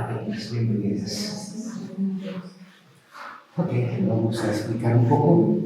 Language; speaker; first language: Spanish; native; Spanish